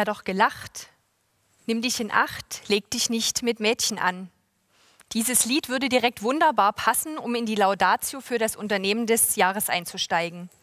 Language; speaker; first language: German; native; German